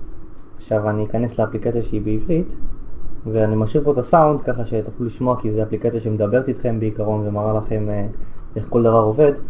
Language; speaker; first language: Hebrew; native; Hebrew